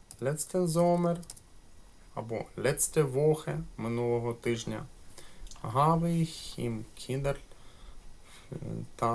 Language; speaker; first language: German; non-native, fluent; Ukrainian